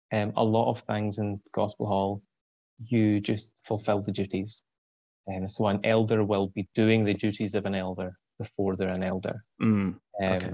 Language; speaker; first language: English; native; English